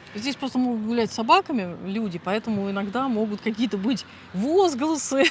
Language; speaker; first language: Russian; native; Russian